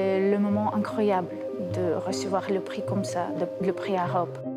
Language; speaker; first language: French; non-native, learner; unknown